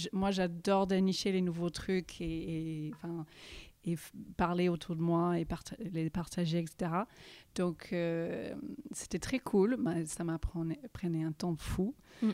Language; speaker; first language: French; early bilingual, heritage; English